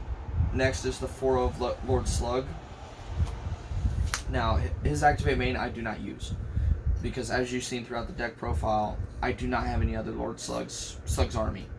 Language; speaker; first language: English; native; English